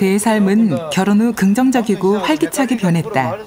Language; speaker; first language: Korean; native; Korean